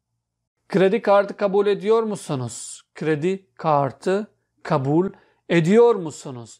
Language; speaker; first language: Turkish; non-native, fluent; Urdu